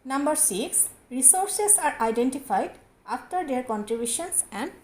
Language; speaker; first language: English; non-native, local second language; Assamese